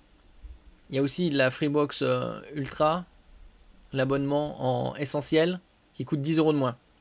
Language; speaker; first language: French; native; French